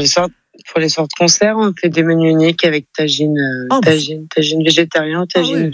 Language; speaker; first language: French; native; French